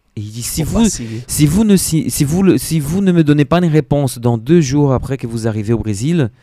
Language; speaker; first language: French; non-native, fluent; Portuguese